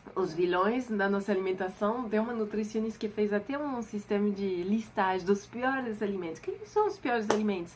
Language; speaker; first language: Portuguese; non-native, fluent; French